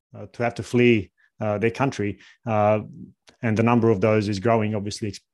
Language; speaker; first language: English; early bilingual, other home language; Bosnian